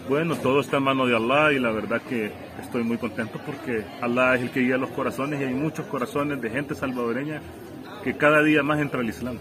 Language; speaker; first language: Spanish; native; Spanish